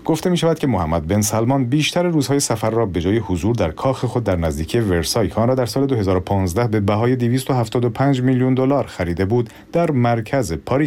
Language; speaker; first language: Persian; native; Persian